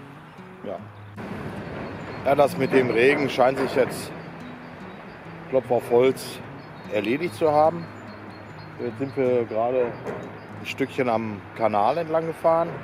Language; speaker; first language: German; native; German